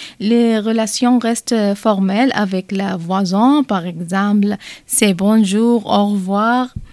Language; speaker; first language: French; non-native, learner; Arabic